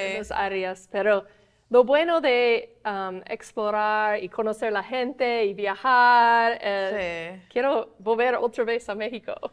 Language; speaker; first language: Spanish; non-native, fluent; English